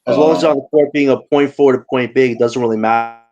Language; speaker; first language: English; native; English